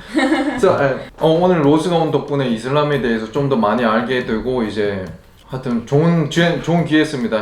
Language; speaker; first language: Korean; native; Korean